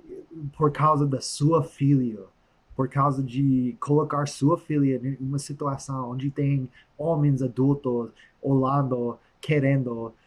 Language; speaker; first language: Portuguese; non-native, fluent; English